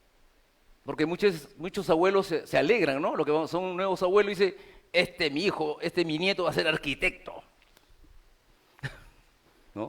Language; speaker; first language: Spanish; native; Spanish